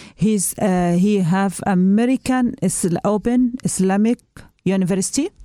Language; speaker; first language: English; non-native, learner; Arabic